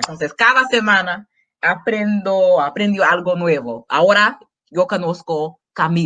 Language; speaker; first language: Spanish; non-native, learner; English